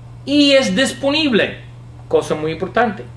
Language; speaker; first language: Spanish; non-native, fluent; English